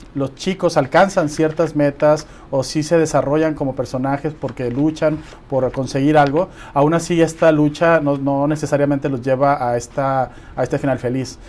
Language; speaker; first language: Spanish; native; Spanish